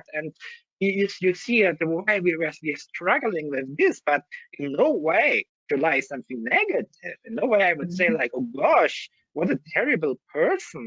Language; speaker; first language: English; non-native, fluent; German